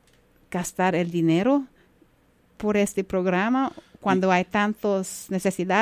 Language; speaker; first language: Spanish; non-native, fluent; English